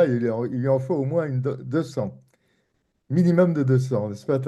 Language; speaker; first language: French; native; French